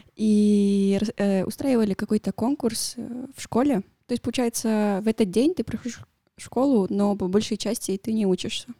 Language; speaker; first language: Russian; non-native, fluent; Spanish